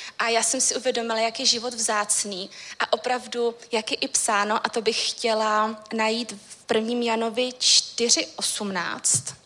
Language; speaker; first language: Czech; native; Czech